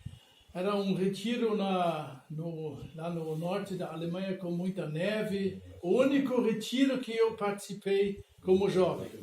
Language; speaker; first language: Portuguese; non-native, fluent; German